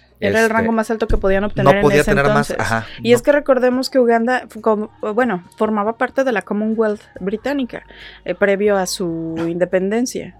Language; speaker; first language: Spanish; native; Spanish